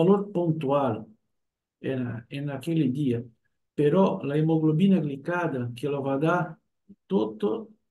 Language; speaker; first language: Spanish; non-native, fluent; Portuguese